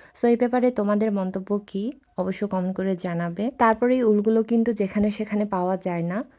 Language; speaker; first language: Bangla; non-native, local second language; Chakma